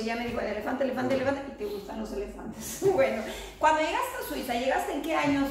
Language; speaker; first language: Spanish; native; Spanish